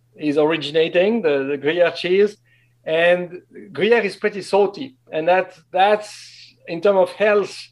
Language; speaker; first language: English; non-native, fluent; French